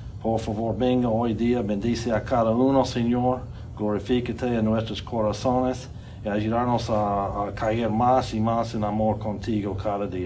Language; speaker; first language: Spanish; non-native, fluent; English